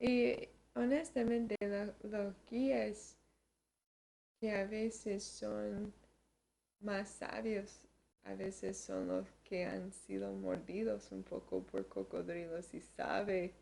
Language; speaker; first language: Spanish; early bilingual, heritage; Spanish